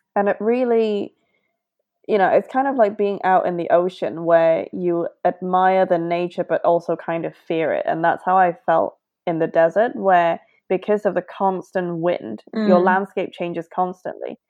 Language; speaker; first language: English; non-native, local second language; Cantonese